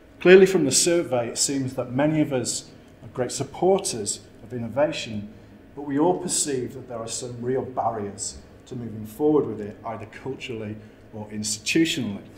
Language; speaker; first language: English; native; English